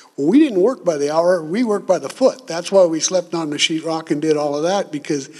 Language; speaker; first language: English; native; English